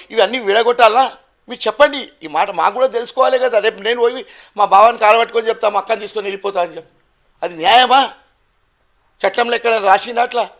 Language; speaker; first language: Telugu; non-native, local second language; Gujarati